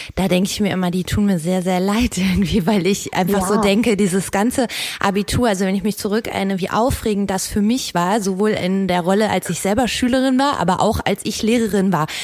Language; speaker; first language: German; native; German